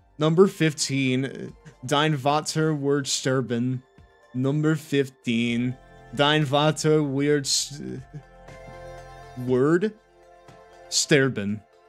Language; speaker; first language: German; non-native, learner; English